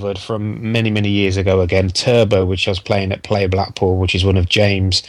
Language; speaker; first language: English; native; English